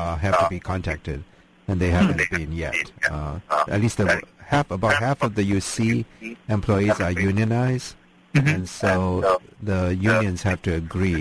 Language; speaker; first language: English; non-native, local second language; Cantonese